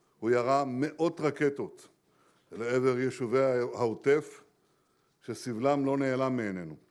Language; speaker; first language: Hebrew; native; Hebrew